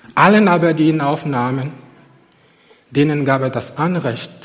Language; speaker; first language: German; non-native, fluent; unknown